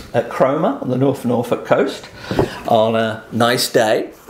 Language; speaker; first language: English; native; English